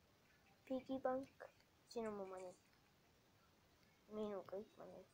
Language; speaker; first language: Finnish; non-native, learner; Estonian